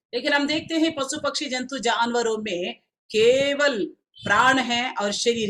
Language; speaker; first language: Hindi; non-native, local second language; Telugu